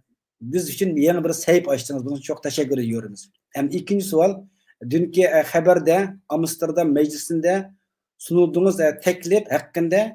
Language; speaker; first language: Turkish; non-native, learner; Uyghur